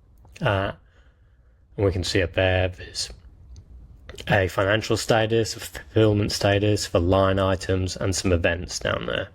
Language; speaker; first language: English; native; English